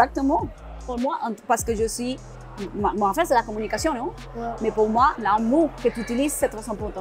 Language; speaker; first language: French; non-native, learner; Spanish